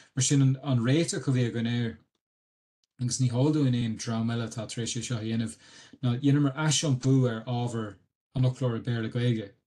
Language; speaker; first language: Irish; native; Irish